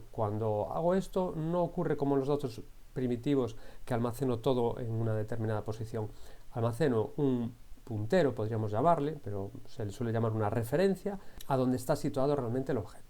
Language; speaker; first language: Spanish; native; Spanish